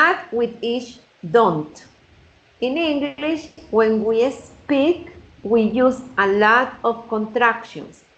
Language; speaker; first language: English; non-native, fluent; Spanish